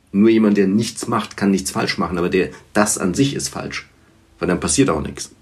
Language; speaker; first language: German; early bilingual, other home language; Bulgarian